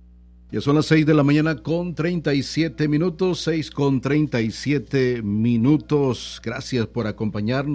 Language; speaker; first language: Spanish; native; Spanish